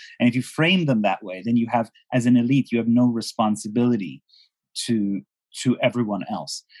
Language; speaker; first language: English; non-native, fluent; Persian